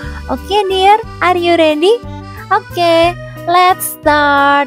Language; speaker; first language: English; non-native, fluent; Indonesian